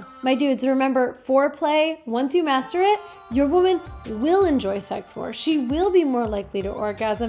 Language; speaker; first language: English; native; English